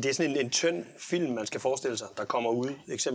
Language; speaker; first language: Danish; native; Danish